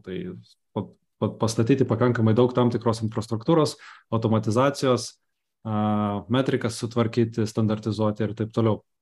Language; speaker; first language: Lithuanian; non-native, local second language; Russian